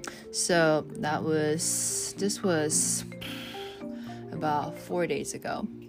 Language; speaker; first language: English; non-native, fluent; Japanese